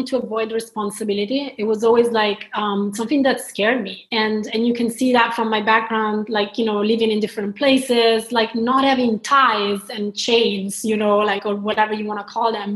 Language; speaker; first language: English; non-native, fluent; Italian